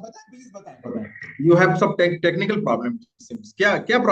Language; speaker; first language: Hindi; native; Hindi